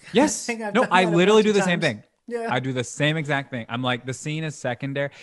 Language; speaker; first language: English; native; English